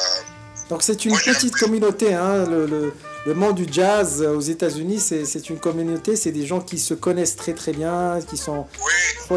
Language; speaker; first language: French; native; French